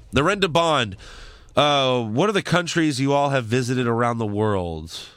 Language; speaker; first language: English; early bilingual, other home language; Italian